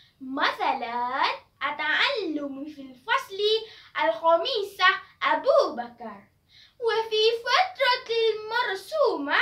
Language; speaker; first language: Arabic; non-native, learner; Malay